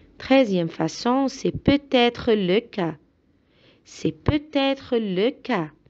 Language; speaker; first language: French; non-native, fluent; Arabic